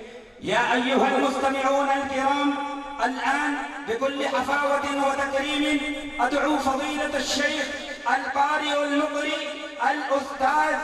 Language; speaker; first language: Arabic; non-native, fluent; Urdu